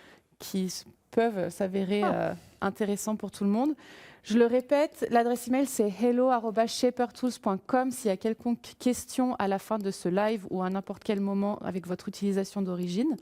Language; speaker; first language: French; native; French